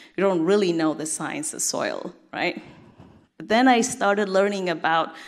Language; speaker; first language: English; non-native, fluent; Tigrinya